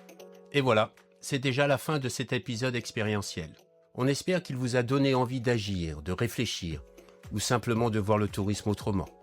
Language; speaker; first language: French; native; French